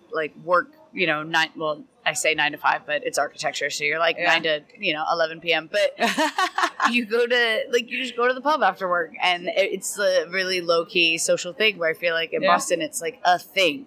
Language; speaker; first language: English; native; English